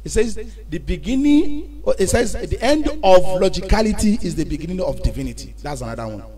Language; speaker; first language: English; non-native, local second language; Yoruba